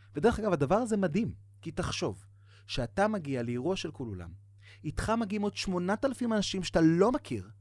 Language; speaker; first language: Hebrew; native; Hebrew